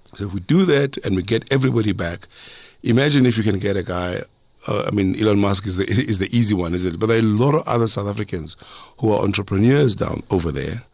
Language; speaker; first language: English; non-native, local second language; Zulu